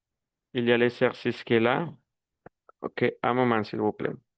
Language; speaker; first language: French; non-native, fluent; Spanish